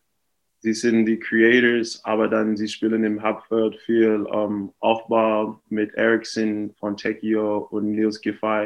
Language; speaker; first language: German; non-native, fluent; English